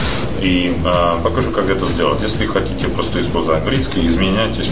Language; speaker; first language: Russian; non-native, fluent; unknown